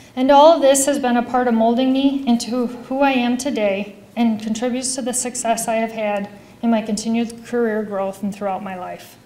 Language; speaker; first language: English; native; English